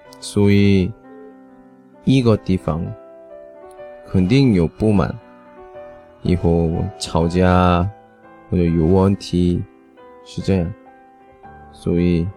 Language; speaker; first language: Chinese; non-native, learner; Korean